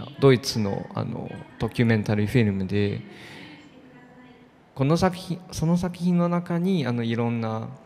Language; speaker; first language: Japanese; non-native, fluent; Chinese